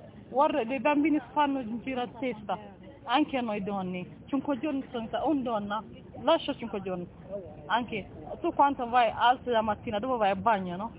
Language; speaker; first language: Italian; non-native, learner; Tigrinya